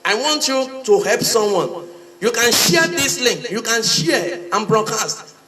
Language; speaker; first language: English; non-native, local second language; Yoruba